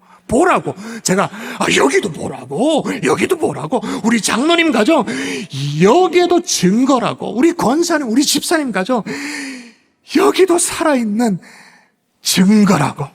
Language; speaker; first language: Korean; native; Korean